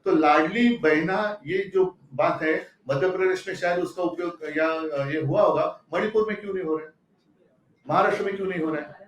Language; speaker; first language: Hindi; non-native, local second language; Marathi